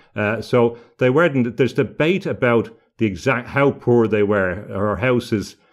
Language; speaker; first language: English; native; English